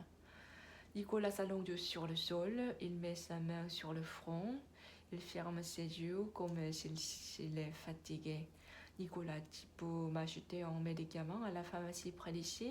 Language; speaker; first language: French; non-native, learner; Korean